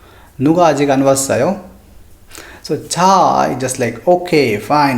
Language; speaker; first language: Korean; non-native, fluent; Hindi